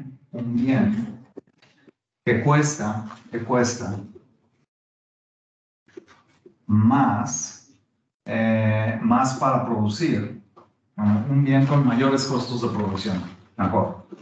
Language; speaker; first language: Spanish; native; Spanish